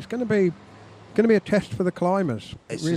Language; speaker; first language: English; native; English